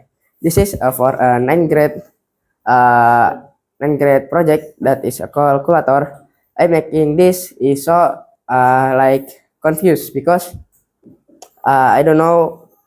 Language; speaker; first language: English; non-native, learner; Indonesian